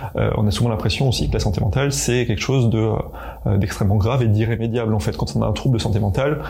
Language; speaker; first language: French; native; French